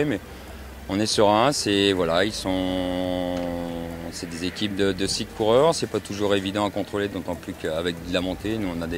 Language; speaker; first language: French; native; French